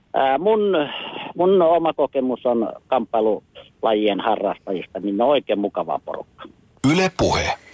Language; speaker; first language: Finnish; native; Finnish